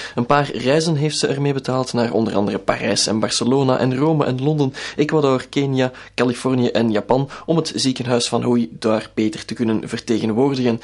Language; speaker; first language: Dutch; native; Dutch